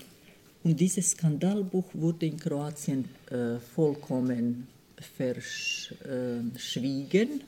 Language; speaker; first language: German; non-native, fluent; Croatian